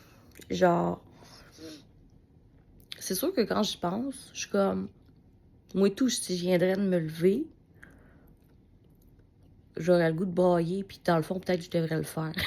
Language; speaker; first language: French; native; French